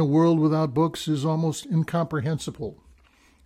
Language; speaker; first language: English; native; English